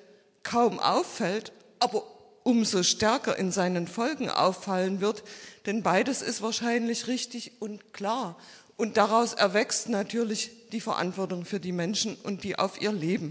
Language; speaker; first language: German; native; German